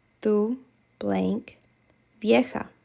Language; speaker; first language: Spanish; non-native, fluent; English